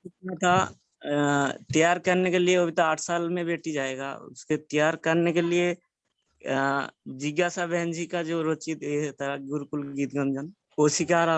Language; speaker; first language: Hindi; non-native, local second language; Bangla